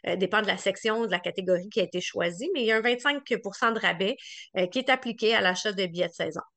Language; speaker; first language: French; native; French